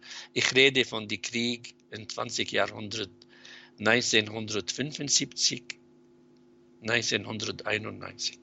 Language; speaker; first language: German; non-native, fluent; Arabic